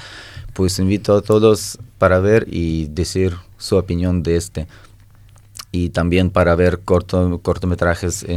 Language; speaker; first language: Spanish; non-native, fluent; Russian